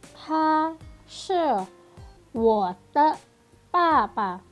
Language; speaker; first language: Chinese; non-native, fluent; Indonesian